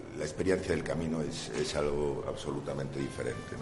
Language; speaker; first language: Spanish; native; Spanish